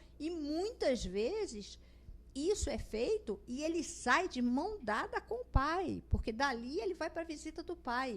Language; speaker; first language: Portuguese; native; Portuguese